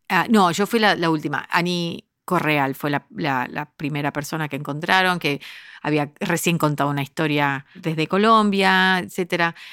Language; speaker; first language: Spanish; early bilingual, heritage; Spanish